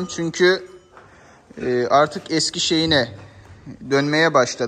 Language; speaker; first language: Turkish; native; Turkish